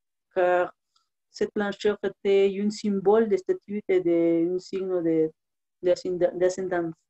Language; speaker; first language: French; non-native, learner; Spanish